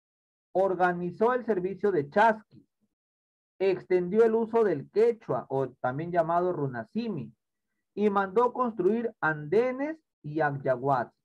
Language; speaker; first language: Spanish; native; Spanish